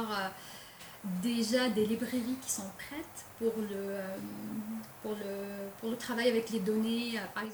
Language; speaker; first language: French; non-native, local second language; Arabic